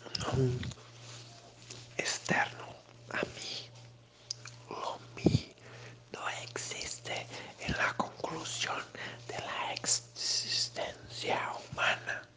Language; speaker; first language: Spanish; non-native, learner; Portuguese